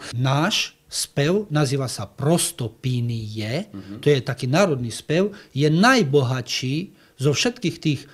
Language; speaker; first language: Slovak; non-native, local second language; Rusyn